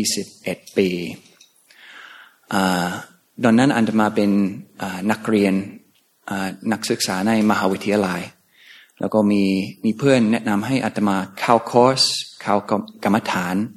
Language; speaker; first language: Thai; non-native, fluent; English